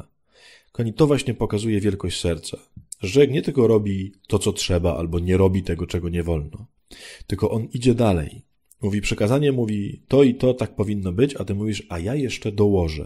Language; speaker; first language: Polish; native; Polish